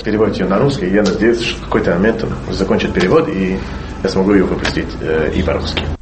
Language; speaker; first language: Russian; non-native, fluent; Hebrew